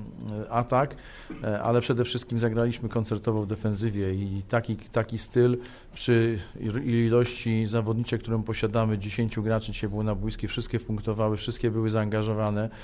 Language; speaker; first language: Polish; native; Polish